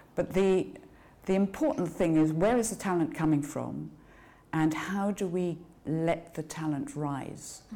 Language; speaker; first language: English; native; English